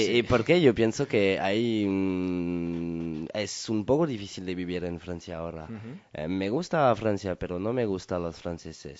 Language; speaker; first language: Spanish; non-native, learner; French